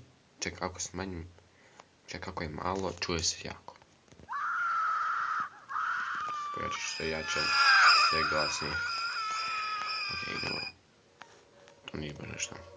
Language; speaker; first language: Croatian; early bilingual, heritage; Croatian